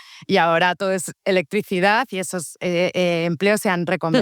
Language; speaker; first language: Spanish; native; Spanish